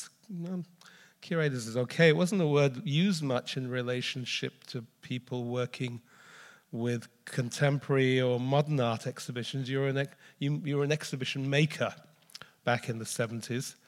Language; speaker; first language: English; native; English